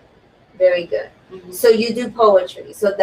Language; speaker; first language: English; native; English